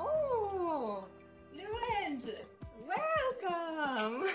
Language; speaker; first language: English; non-native, learner; Russian